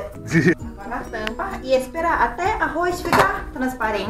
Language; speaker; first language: Portuguese; non-native, learner; Thai